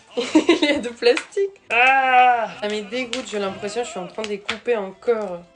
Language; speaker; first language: French; non-native, fluent; Spanish